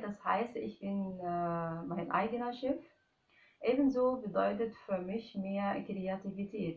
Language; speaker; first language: German; non-native, fluent; Arabic